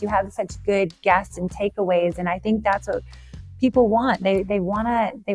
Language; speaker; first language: English; native; English